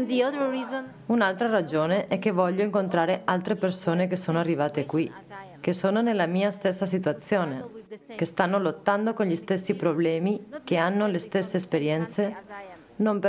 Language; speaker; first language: Italian; non-native, fluent; Polish